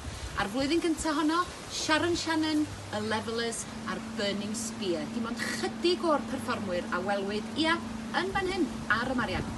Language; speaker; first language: Welsh; native; Welsh